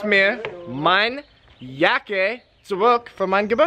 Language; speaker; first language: German; non-native, learner; English